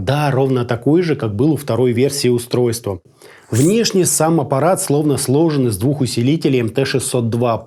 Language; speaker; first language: Russian; native; Russian